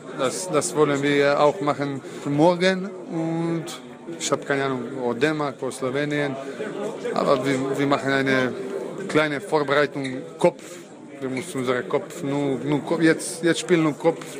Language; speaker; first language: German; non-native, learner; Croatian